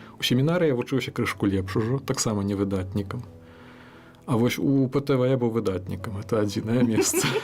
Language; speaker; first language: Belarusian; native; Belarusian